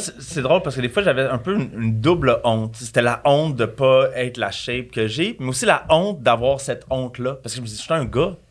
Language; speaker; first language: French; native; French